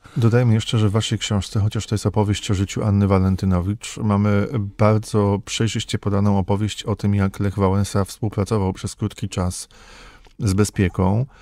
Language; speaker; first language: Polish; native; Polish